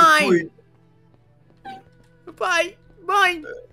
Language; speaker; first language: Portuguese; native; Portuguese